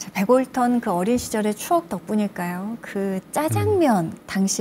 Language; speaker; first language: Korean; native; Korean